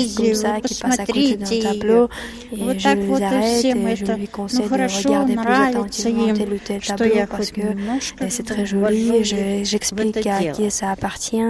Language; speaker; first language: French; non-native, fluent; Russian